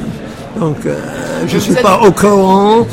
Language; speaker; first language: French; non-native, fluent; English